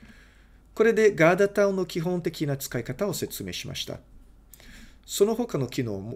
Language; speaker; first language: Japanese; non-native, fluent; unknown